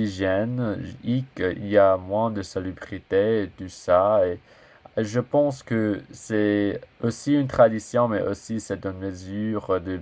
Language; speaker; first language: French; non-native, learner; English